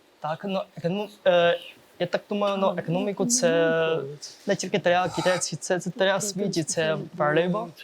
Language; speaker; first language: Ukrainian; non-native, learner; Chinese